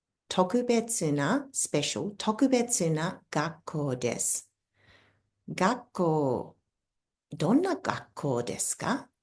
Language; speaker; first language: Japanese; non-native, fluent; English